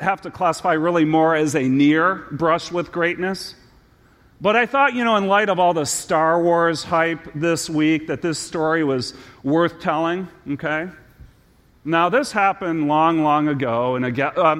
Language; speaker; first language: English; native; English